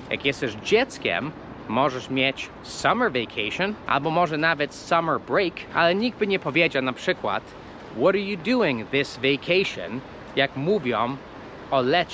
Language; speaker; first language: Polish; non-native, fluent; English